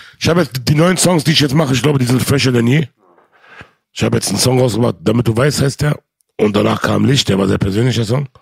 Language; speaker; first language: German; early bilingual, other home language; Arabic